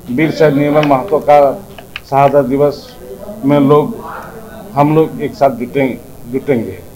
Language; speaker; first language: Hindi; native; Hindi